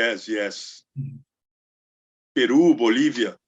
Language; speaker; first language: English; non-native, learner; Portuguese